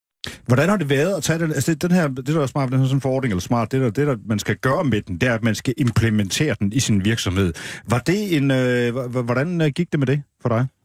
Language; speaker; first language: Danish; native; Danish